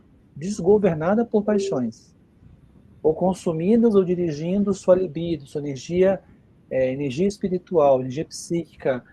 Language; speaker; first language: Portuguese; native; Portuguese